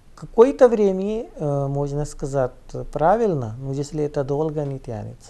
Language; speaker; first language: Russian; non-native, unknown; Punjabi